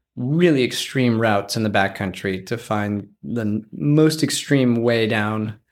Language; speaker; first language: English; native; English